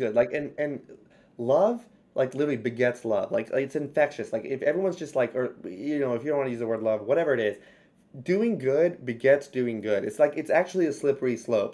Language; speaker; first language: English; native; English